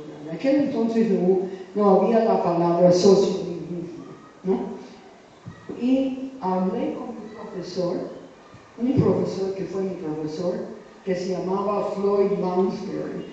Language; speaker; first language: Spanish; non-native, fluent; English